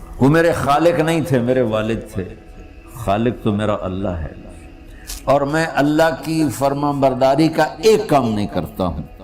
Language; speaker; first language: Urdu; non-native, local second language; Punjabi